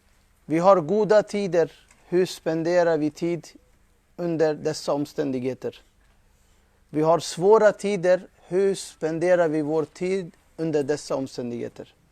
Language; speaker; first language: Swedish; non-native, fluent; Urdu